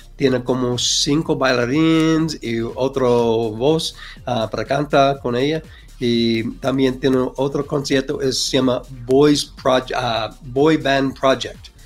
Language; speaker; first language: Spanish; non-native, learner; English